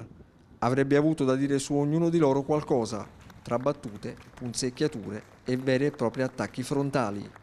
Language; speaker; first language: Italian; native; Italian